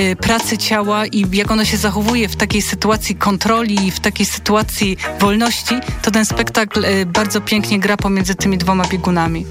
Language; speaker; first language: Polish; native; Polish